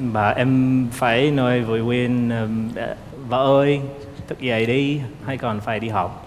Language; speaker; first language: Vietnamese; non-native, fluent; English